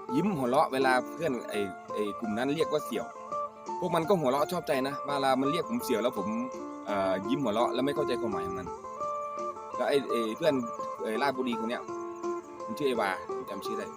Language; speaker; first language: Thai; non-native, local second language; Northeastern Thai